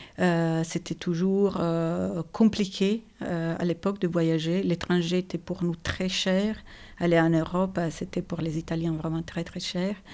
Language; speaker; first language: French; non-native, fluent; Italian